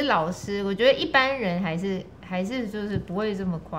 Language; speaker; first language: Chinese; native; Chinese